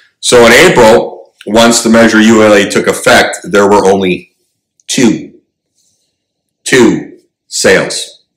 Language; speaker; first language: English; native; English